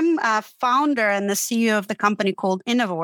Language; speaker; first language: English; non-native, fluent; Uzbek